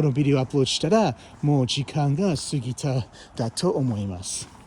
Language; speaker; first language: Japanese; non-native, fluent; English